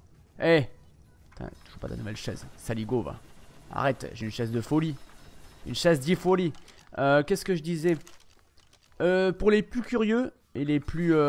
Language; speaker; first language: French; native; French